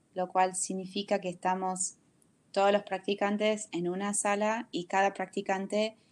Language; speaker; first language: Spanish; non-native, fluent; English